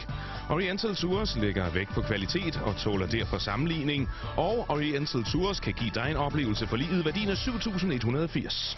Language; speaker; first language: Danish; native; Danish